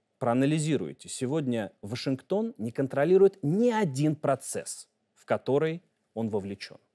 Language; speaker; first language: Russian; native; Russian